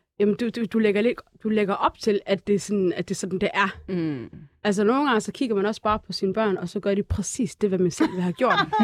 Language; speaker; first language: Danish; early bilingual, other home language; Somali